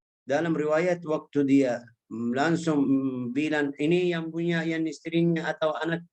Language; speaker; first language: Indonesian; non-native, fluent; Arabic